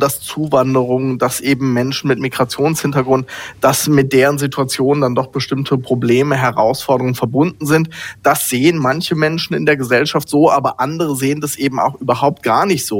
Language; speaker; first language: German; native; German